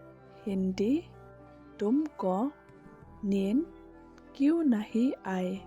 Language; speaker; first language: Hindi; non-native, local second language; Khasi